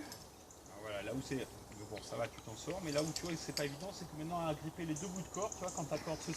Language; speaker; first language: French; native; French